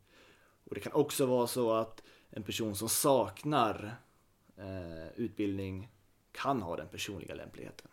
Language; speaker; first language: Swedish; native; Swedish